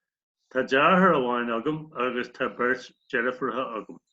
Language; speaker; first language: Irish; non-native, local second language; English